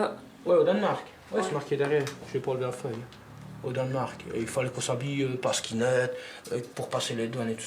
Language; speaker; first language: French; native; French